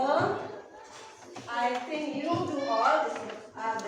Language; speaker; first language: English; non-native, learner; Indonesian